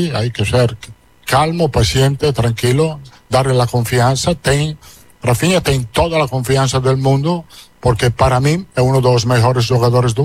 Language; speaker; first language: Portuguese; non-native, learner; Italian